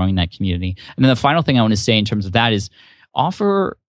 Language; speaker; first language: English; early bilingual, other home language; Filipino